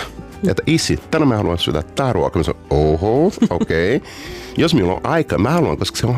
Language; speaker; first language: Finnish; non-native, fluent; Portuguese